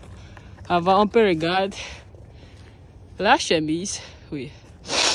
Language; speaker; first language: French; non-native, learner; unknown